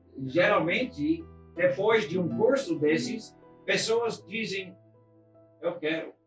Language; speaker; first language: Portuguese; non-native, fluent; English